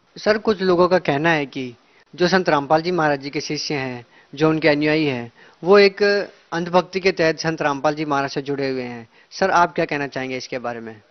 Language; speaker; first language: Hindi; native; Hindi